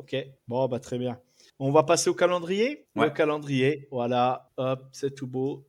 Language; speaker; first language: French; native; French